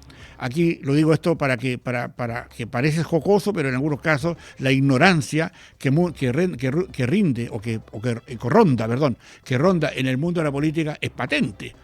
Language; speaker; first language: Spanish; native; Spanish